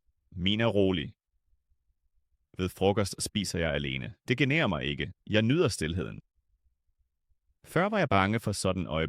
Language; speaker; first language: Danish; non-native, fluent; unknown